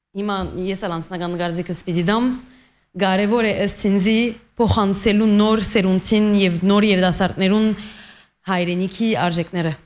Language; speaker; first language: Armenian; early bilingual, heritage; Armenian